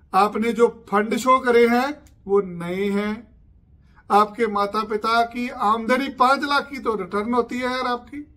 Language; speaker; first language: Hindi; non-native, local second language; Punjabi